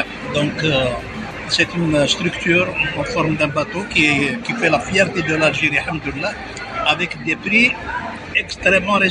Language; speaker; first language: French; non-native, local second language; Arabic